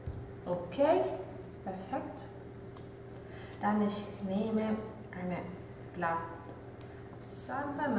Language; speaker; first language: German; non-native, learner; Italian